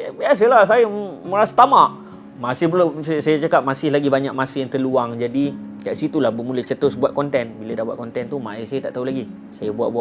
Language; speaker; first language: Malay; native; Malay